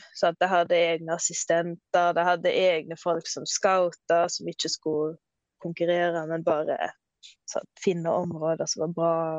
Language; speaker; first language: Norwegian; native; Norwegian